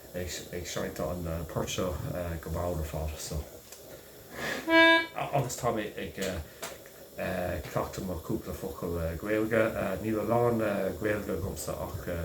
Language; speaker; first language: Irish; non-native, local second language; English